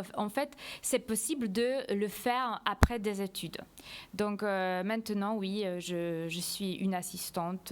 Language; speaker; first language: French; non-native, fluent; Polish